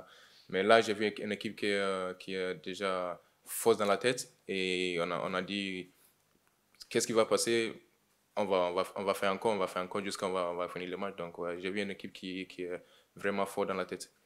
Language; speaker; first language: French; non-native, learner; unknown